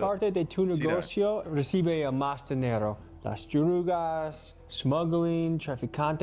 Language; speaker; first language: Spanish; non-native, learner; English